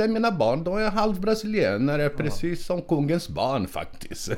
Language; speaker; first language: Swedish; non-native, fluent; Portuguese